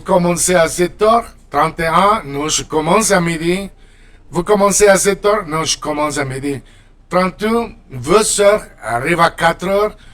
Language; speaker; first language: French; non-native, fluent; Spanish